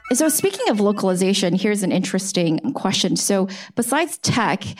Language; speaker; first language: English; native; English